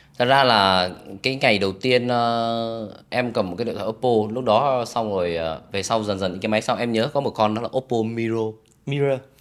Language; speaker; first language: Vietnamese; native; Vietnamese